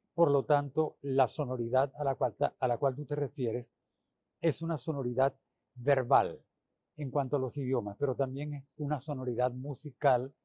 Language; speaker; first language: Spanish; native; Spanish